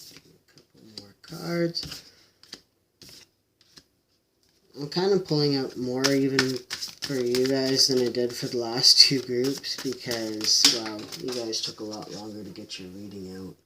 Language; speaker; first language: English; native; English